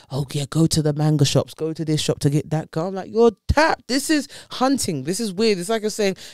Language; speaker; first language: English; native; English